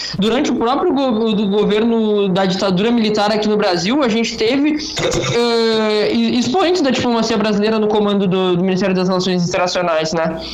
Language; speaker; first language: Portuguese; native; Portuguese